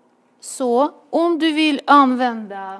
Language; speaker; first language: Swedish; non-native, fluent; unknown